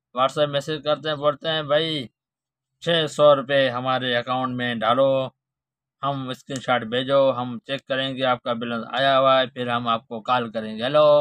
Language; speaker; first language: Urdu; non-native, local second language; Sindhi